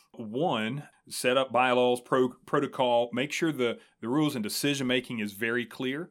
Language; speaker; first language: English; native; English